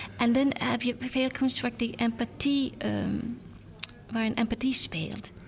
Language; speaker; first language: Dutch; non-native, learner; English